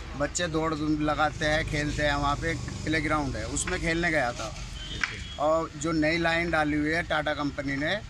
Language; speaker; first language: Hindi; native; Hindi